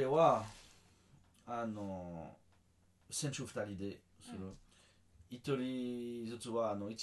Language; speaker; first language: Japanese; non-native, learner; French